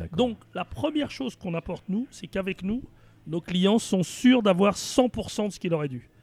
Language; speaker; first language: French; native; French